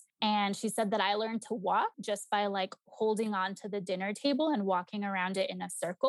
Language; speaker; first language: English; early bilingual, other home language; Spanish